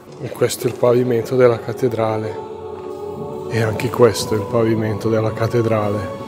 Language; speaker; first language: Italian; non-native, fluent; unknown